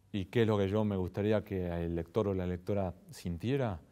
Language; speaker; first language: Spanish; native; Spanish